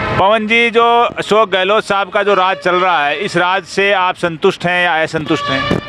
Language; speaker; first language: Hindi; native; Hindi